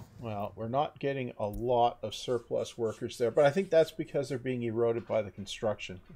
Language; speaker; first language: English; native; English